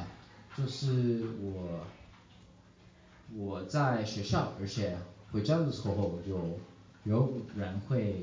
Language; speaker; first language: Chinese; early bilingual, heritage; English